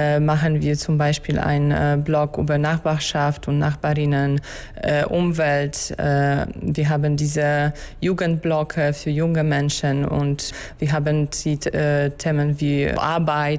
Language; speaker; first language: German; non-native, fluent; Polish